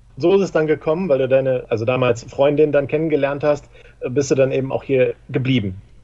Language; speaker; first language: German; native; German